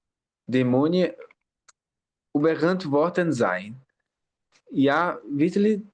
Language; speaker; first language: German; non-native, learner; Portuguese